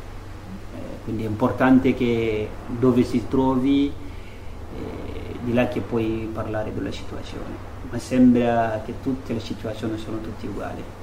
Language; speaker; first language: Italian; non-native, learner; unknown